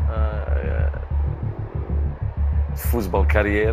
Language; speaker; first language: German; non-native, learner; Croatian